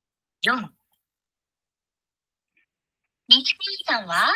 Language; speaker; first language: Japanese; non-native, learner; Bangla